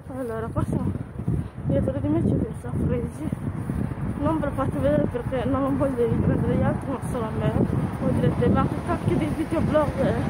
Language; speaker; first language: Italian; native; Italian